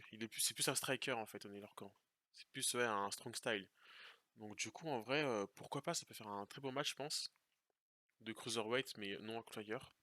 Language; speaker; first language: French; native; French